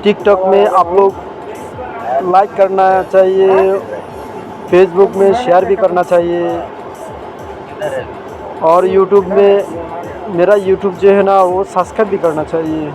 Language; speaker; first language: Hindi; non-native, learner; Bangla